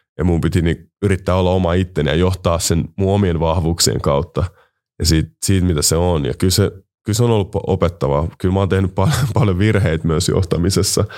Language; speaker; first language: Finnish; native; Finnish